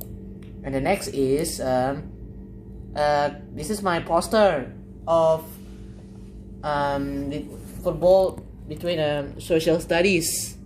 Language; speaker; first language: English; non-native, learner; Indonesian